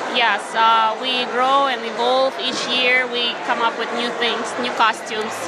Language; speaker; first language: English; non-native, fluent; Ukrainian